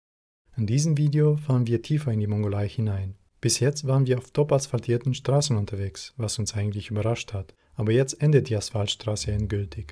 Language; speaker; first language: German; native; German